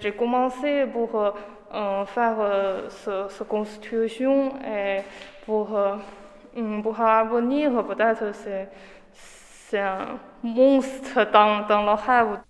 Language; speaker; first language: French; non-native, learner; Chinese